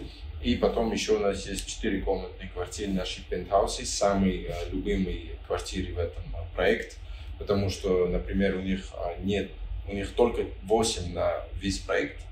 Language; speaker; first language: Russian; non-native, fluent; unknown